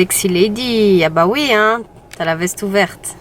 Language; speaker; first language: French; native; French